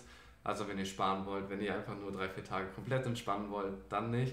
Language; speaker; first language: German; native; German